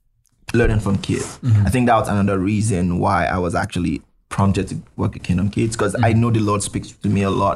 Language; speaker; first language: English; non-native, local second language; Yoruba